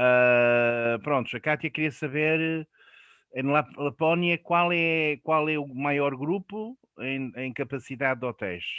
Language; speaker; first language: Portuguese; non-native, fluent; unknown